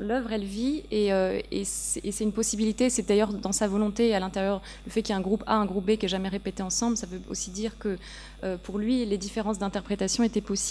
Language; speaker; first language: French; native; French